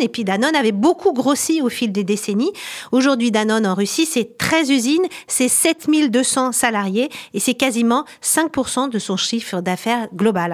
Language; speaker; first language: French; native; French